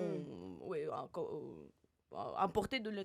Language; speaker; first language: French; non-native, learner; Russian